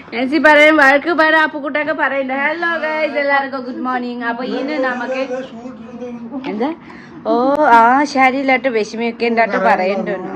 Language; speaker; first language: Malayalam; non-native, learner; Nepali